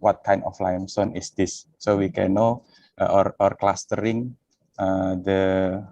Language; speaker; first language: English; non-native, fluent; Indonesian